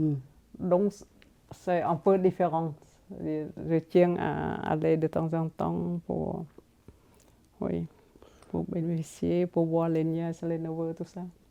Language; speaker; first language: French; non-native, fluent; Khmer